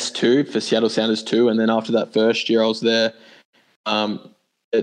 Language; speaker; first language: English; native; English